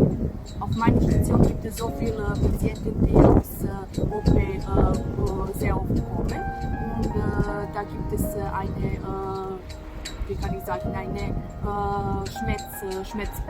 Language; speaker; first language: German; non-native, learner; Serbian